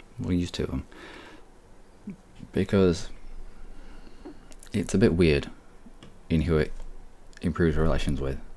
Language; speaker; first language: English; native; English